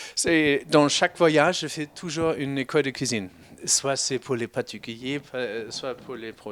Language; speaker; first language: French; non-native, fluent; German